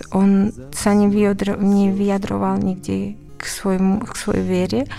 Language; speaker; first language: Slovak; non-native, fluent; Uzbek